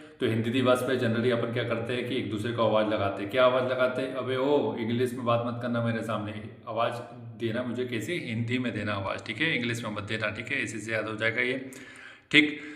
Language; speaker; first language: Hindi; native; Hindi